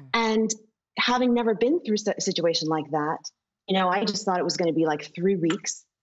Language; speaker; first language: English; native; English